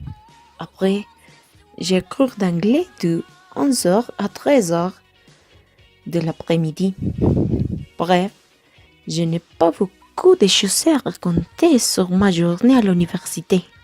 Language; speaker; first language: French; non-native, learner; Spanish